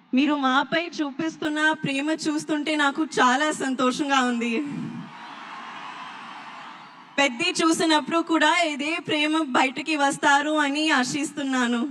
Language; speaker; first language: Telugu; non-native, learner; Hindi